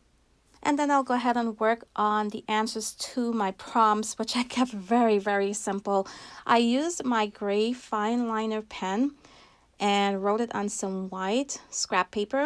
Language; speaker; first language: English; native; English